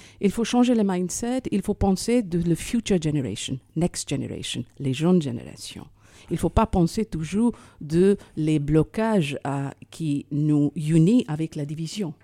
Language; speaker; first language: French; non-native, fluent; Hindi